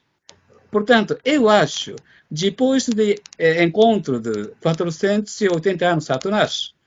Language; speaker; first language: Portuguese; non-native, fluent; Japanese